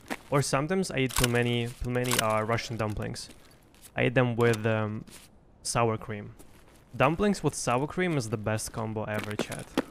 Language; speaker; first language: English; non-native, fluent; Russian